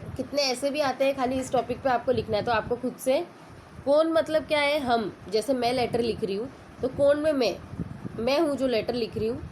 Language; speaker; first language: Hindi; non-native, local second language; Marathi